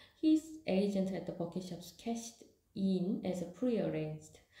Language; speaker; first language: English; non-native, fluent; Korean